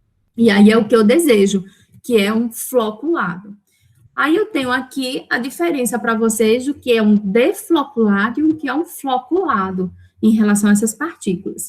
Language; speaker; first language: Portuguese; native; Portuguese